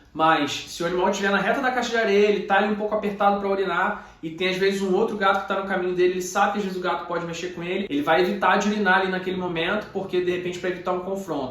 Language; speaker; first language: Portuguese; native; Portuguese